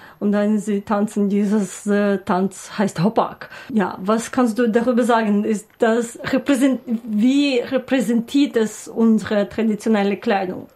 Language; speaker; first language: German; non-native, learner; Ukrainian